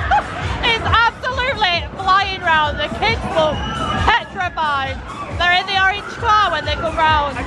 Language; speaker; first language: English; native; English